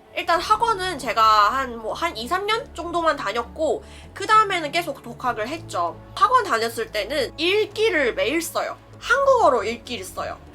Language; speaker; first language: Korean; non-native, fluent; Chinese